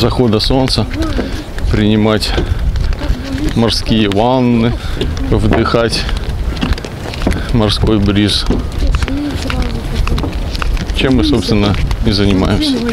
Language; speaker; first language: Russian; native; Russian